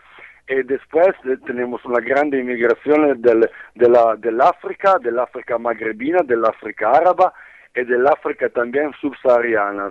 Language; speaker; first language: Spanish; non-native, learner; Italian